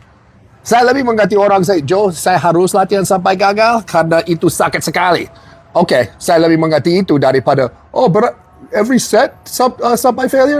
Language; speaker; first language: Indonesian; non-native, learner; English